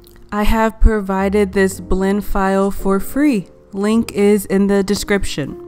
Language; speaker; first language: English; native; English